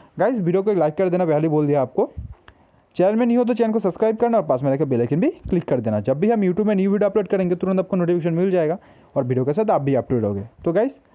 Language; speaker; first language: Hindi; native; Hindi